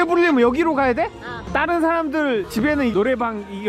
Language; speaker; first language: Korean; native; Korean